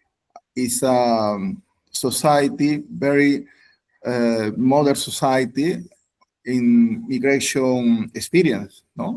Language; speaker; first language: English; non-native, learner; Spanish